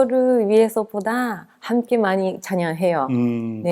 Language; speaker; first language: Korean; non-native, fluent; Japanese